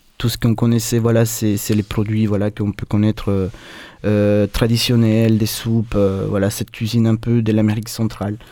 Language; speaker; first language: French; non-native, fluent; Spanish